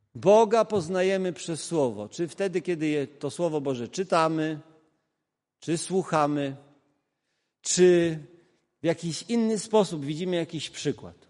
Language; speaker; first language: Polish; non-native, local second language; Kashubian